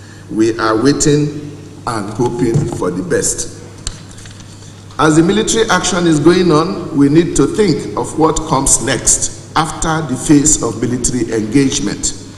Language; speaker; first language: English; non-native, local second language; Yoruba